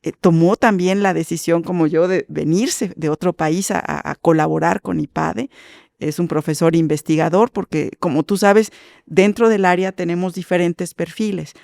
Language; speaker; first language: Spanish; native; Spanish